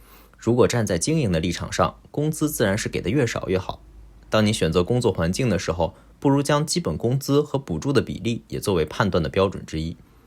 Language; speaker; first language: Chinese; native; Chinese